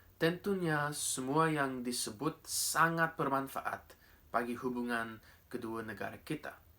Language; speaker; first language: Indonesian; non-native, fluent; English